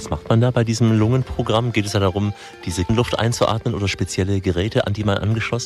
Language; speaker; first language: German; native; German